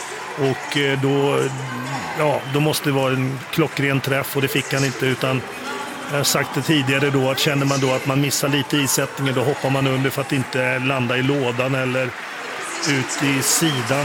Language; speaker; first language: Swedish; native; Swedish